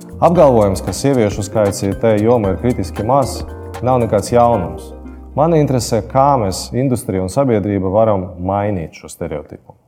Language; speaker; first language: Latvian; non-native, local second language; Russian